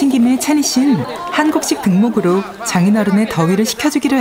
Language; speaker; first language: Korean; native; Korean